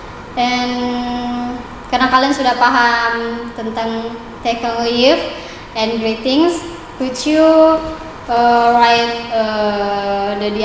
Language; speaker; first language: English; non-native, learner; Indonesian